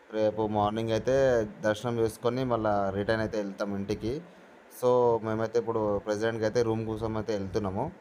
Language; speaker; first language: Telugu; non-native, local second language; Kannada